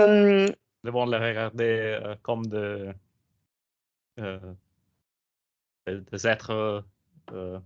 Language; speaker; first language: French; non-native, learner; Italian